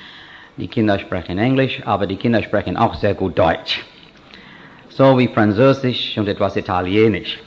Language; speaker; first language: German; non-native, fluent; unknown